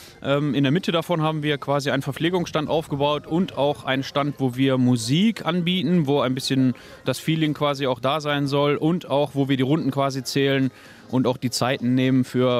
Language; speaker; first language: German; native; German